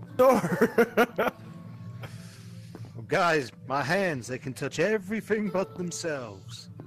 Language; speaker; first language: English; non-native, fluent; Polish